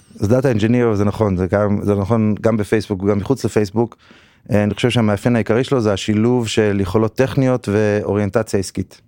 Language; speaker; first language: Hebrew; native; Hebrew